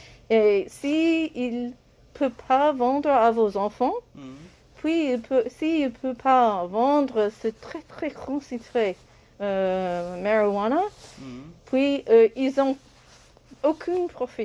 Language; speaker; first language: French; non-native, learner; English